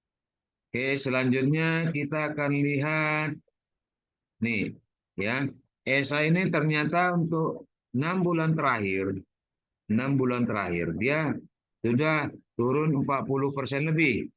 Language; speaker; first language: Indonesian; native; Indonesian